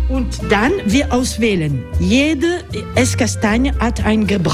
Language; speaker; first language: German; non-native, learner; French